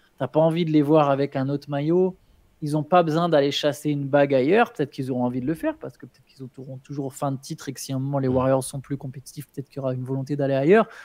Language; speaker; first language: French; native; French